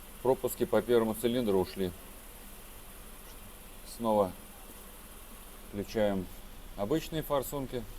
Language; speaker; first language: Russian; native; Russian